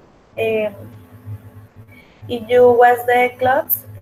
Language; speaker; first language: English; non-native, learner; Spanish